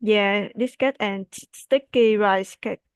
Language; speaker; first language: English; non-native, learner; Vietnamese